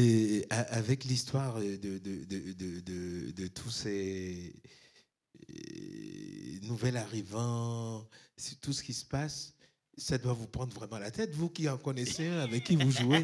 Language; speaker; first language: French; native; French